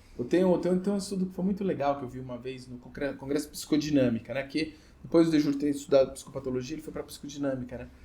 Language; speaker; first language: Portuguese; native; Portuguese